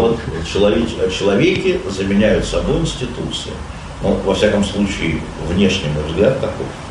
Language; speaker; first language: Russian; native; Russian